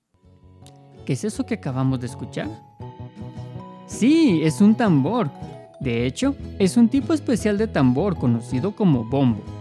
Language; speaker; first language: Spanish; native; Spanish